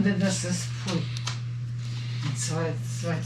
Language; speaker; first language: German; non-native, learner; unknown